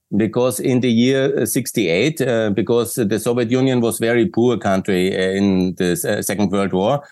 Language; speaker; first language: English; non-native, fluent; German